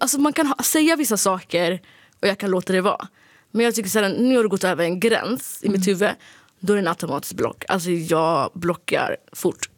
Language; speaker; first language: Swedish; early bilingual, other home language; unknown